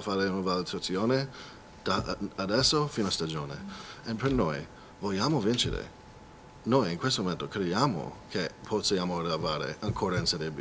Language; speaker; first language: Italian; non-native, fluent; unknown